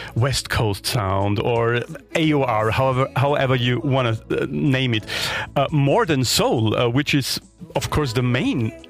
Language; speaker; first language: English; non-native, fluent; German